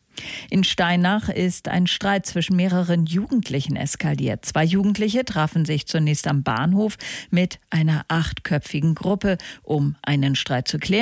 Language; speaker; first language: German; native; German